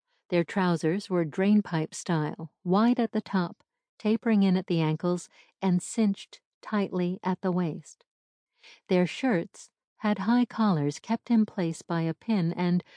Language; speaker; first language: English; native; English